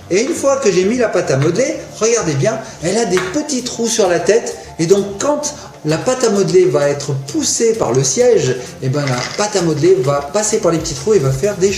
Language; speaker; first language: French; native; French